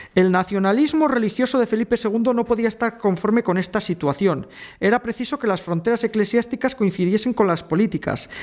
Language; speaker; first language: Spanish; native; Spanish